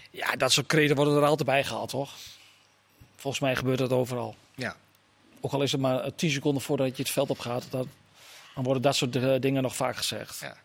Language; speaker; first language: Dutch; native; Dutch